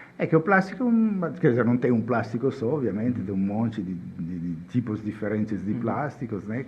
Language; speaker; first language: Portuguese; non-native, fluent; Italian